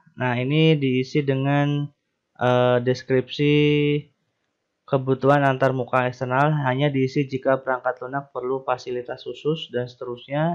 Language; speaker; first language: Indonesian; native; Indonesian